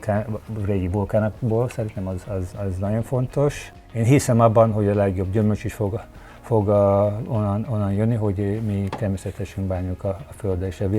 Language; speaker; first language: Hungarian; early bilingual, heritage; Hungarian